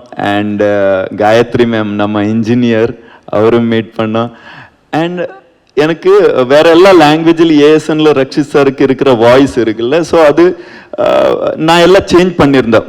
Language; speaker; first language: Tamil; non-native, learner; Kannada